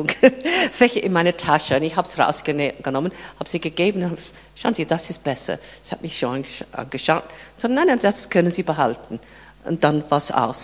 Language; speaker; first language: German; non-native, fluent; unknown